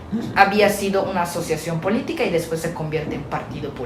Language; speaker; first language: Spanish; native; Spanish